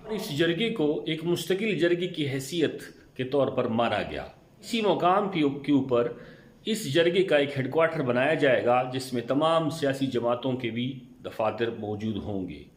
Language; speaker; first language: Urdu; non-native, local second language; Pashto